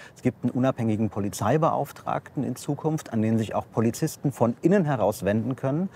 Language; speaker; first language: German; native; German